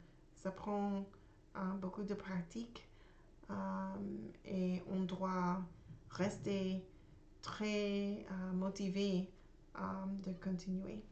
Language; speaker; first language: French; non-native, learner; English